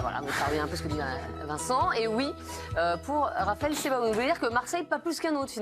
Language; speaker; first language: French; native; French